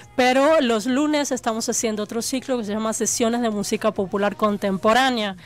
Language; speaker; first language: Spanish; native; Spanish